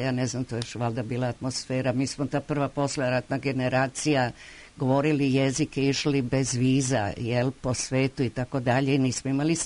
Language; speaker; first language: Croatian; native; Croatian